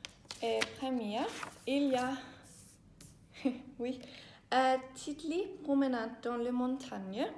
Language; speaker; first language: French; non-native, learner; Danish